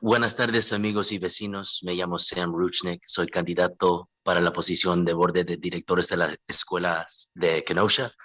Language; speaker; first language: Spanish; non-native, learner; English